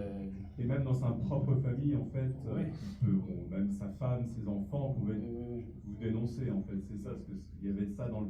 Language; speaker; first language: French; native; French